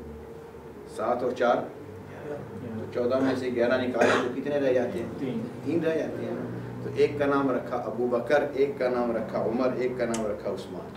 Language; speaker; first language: Urdu; native; Urdu